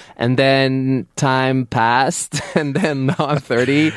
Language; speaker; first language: English; non-native, fluent; French